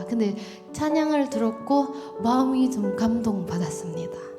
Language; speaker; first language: Korean; non-native, learner; Indonesian